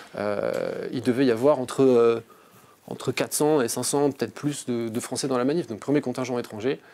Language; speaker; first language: French; native; French